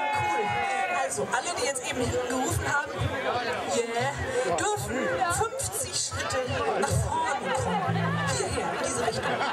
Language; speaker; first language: German; native; German